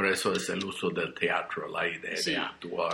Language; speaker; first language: Spanish; non-native, learner; English